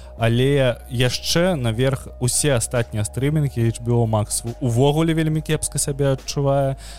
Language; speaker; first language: Belarusian; non-native, local second language; Russian